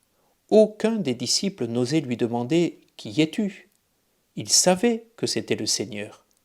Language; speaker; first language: French; native; French